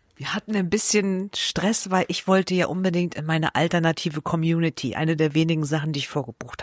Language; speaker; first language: German; native; German